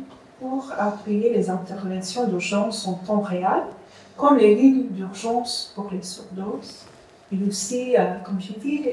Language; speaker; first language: French; non-native, fluent; English